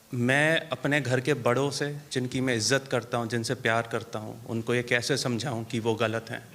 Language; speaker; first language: Hindi; native; Hindi